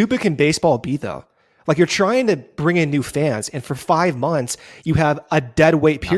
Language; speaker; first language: English; native; English